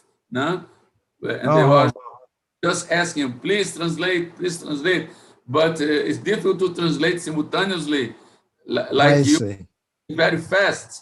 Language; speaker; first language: English; non-native, fluent; Portuguese